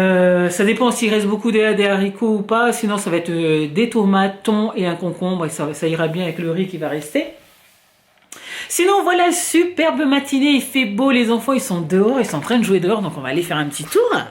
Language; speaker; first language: French; native; French